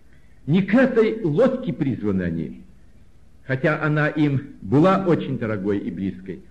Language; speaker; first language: Russian; native; Russian